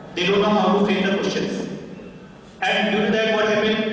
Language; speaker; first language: English; non-native, local second language; Hindi